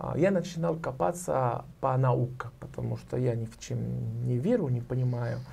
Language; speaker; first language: Russian; non-native, fluent; Arabic